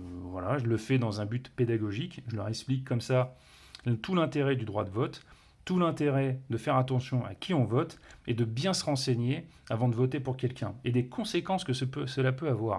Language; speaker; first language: French; native; French